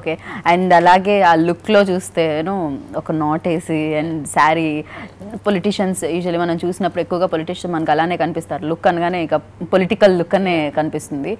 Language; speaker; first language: Telugu; native; Telugu